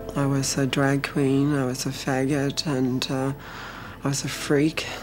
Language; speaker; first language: English; early bilingual, other home language; Vietnamese